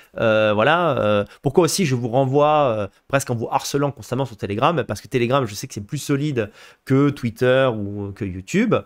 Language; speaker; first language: French; native; French